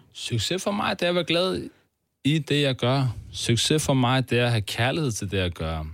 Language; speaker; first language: Danish; early bilingual, other home language; Turkish